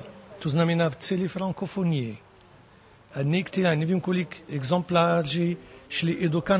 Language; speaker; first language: Czech; non-native, learner; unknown